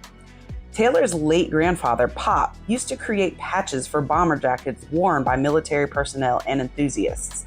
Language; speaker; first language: English; native; English